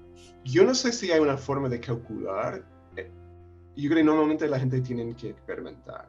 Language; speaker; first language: Spanish; non-native, fluent; English